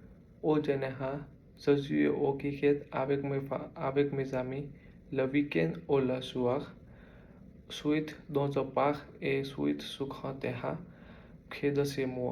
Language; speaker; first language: French; non-native, learner; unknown